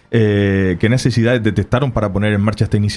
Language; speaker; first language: Spanish; native; Spanish